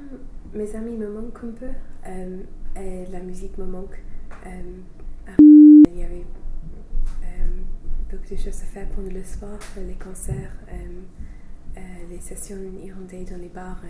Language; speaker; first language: French; non-native, fluent; English